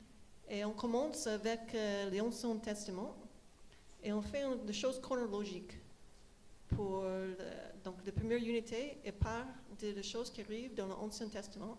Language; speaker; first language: French; non-native, fluent; English